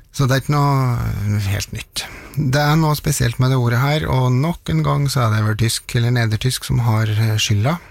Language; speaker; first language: Norwegian; native; Norwegian